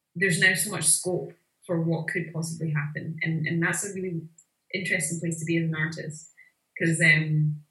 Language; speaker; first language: English; native; English